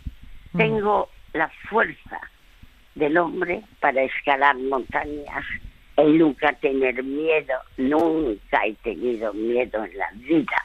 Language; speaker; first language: Spanish; early bilingual, other home language; French